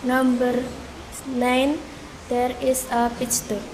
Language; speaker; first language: English; non-native, learner; Indonesian